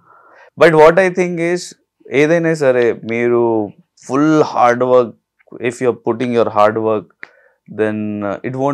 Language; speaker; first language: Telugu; non-native, local second language; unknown